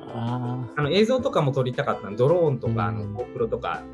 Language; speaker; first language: Japanese; native; Japanese